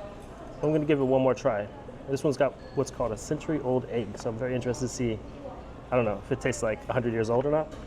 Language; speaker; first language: English; native; English